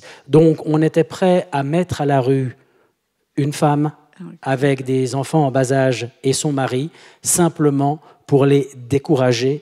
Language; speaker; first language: French; native; French